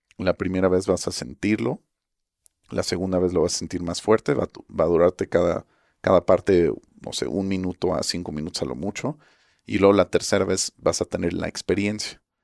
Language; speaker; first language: Spanish; early bilingual, heritage; Spanish